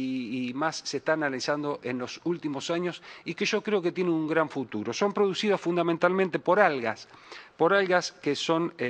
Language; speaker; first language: Spanish; native; Spanish